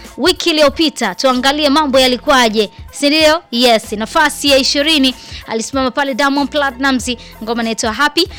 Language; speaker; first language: Swahili; native; Swahili